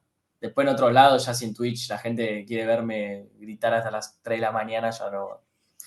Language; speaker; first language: Spanish; native; Spanish